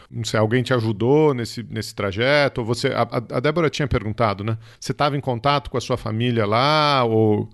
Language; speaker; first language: Portuguese; native; Portuguese